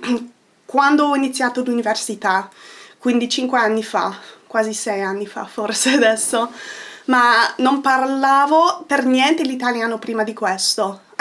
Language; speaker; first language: Italian; non-native, fluent; English